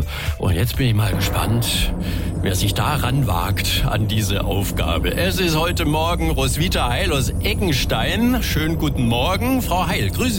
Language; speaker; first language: German; native; German